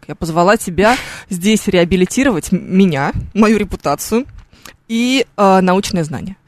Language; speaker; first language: Russian; native; Russian